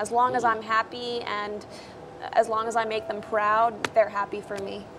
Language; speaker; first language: English; early bilingual, other home language; Indonesian